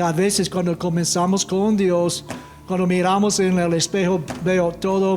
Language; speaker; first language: Spanish; non-native, fluent; English